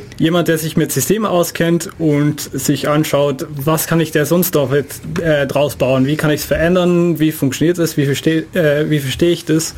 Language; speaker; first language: German; non-native, fluent; Dutch